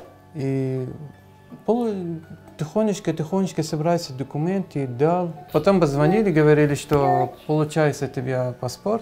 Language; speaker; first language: Russian; non-native, learner; Arabic